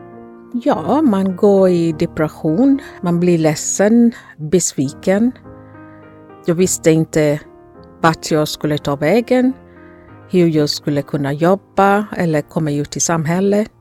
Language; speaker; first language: Swedish; non-native, fluent; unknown